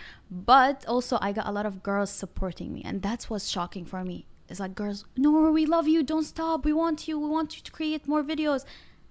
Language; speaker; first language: English; non-native, fluent; Arabic